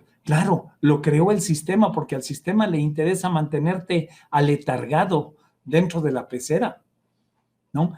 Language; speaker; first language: Spanish; native; Spanish